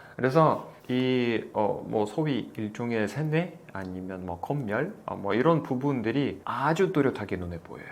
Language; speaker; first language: Korean; non-native, fluent; Russian